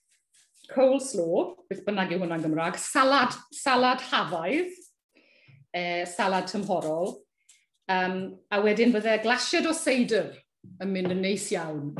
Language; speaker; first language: Welsh; native; Welsh